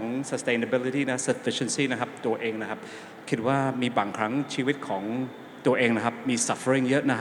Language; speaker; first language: Thai; non-native, learner; English